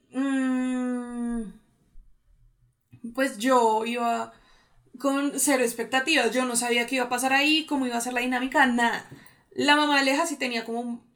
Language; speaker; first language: Spanish; native; Spanish